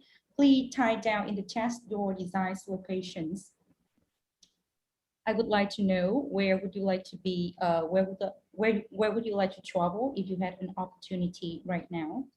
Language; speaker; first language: English; non-native, fluent; Vietnamese